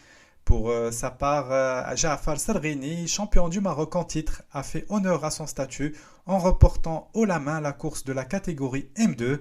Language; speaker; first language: French; non-native, local second language; Arabic